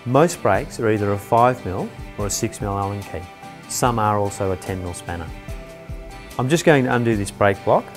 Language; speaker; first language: English; native; English